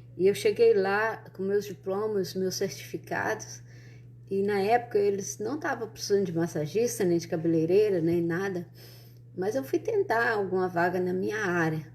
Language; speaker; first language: Portuguese; native; Portuguese